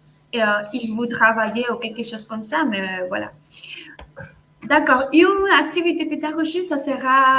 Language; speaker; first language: French; non-native, fluent; Spanish